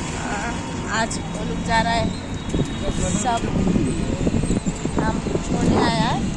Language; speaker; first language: Hindi; non-native, local second language; Bangla